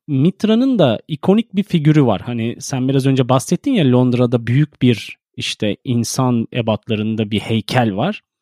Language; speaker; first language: Turkish; native; Turkish